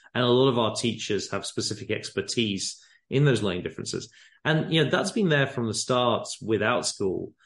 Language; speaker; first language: English; native; English